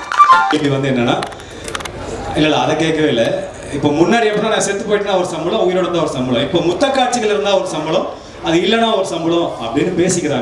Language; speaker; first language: Tamil; native; Tamil